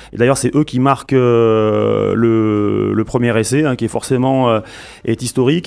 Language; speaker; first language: French; native; French